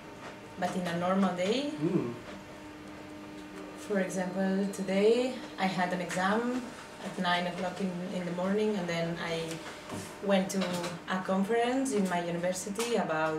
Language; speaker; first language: English; non-native, learner; Spanish